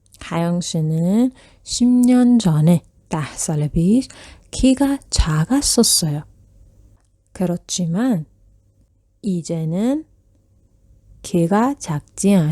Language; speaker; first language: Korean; non-native, fluent; Persian